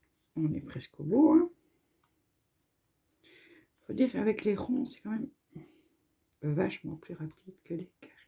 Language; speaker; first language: French; native; French